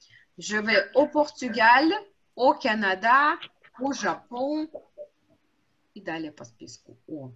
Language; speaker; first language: French; non-native, fluent; Russian